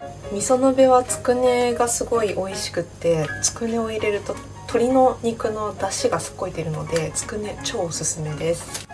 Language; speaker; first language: Japanese; non-native, local second language; Chinese